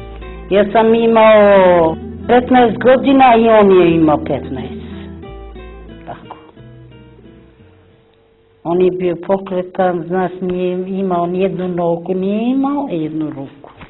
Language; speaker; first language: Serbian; non-native, local second language; Romany